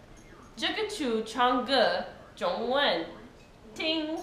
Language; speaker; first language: Chinese; non-native, learner; English